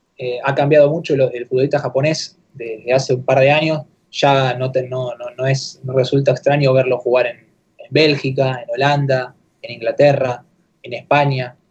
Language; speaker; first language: Spanish; native; Spanish